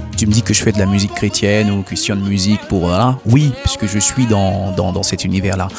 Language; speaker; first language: French; non-native, local second language; Haitian Creole